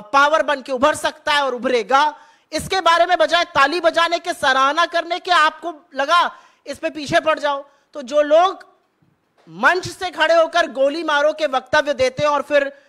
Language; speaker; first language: Hindi; native; Hindi